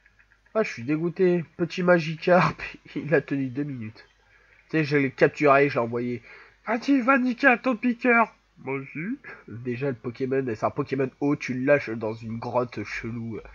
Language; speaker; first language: French; native; French